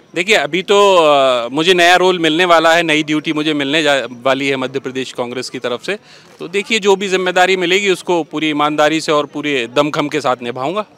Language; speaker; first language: Hindi; native; Hindi